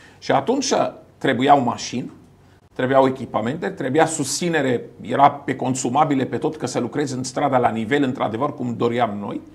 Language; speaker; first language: Romanian; non-native, fluent; Arabic